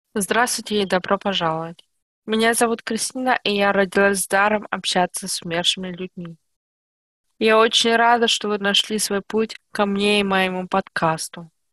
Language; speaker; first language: Russian; early bilingual, heritage; Russian